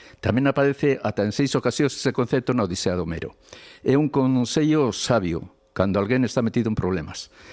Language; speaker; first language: Galician; non-native, local second language; Spanish